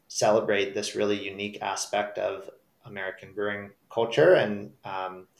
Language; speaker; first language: English; native; English